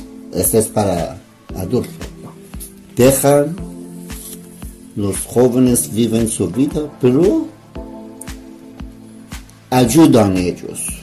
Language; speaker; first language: Spanish; non-native, learner; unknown